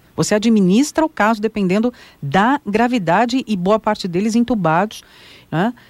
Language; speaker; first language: Portuguese; native; Portuguese